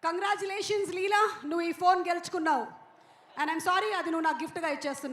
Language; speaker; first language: Telugu; native; Telugu